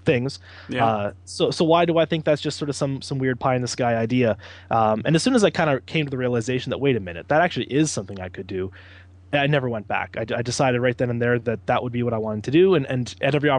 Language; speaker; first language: English; native; English